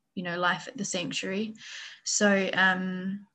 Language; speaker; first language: English; native; English